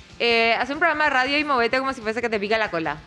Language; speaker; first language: Spanish; native; Spanish